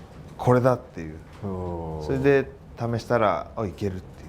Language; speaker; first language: Japanese; native; Japanese